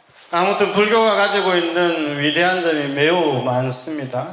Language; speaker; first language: Korean; native; Korean